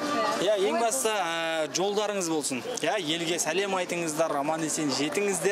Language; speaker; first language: Kazakh; native; Kazakh